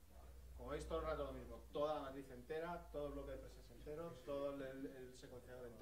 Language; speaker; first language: Spanish; native; Spanish